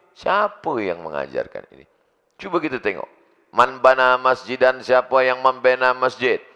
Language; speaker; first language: Malay; native; Malay